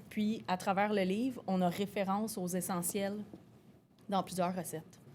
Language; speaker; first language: French; native; French